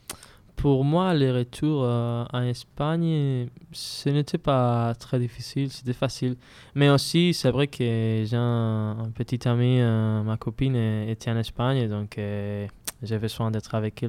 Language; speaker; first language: French; non-native, learner; Spanish